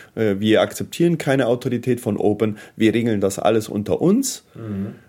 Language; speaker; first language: German; early bilingual, heritage; German